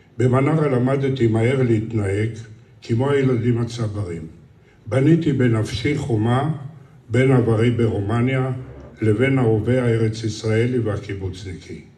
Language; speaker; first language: Hebrew; early bilingual, other home language; Romanian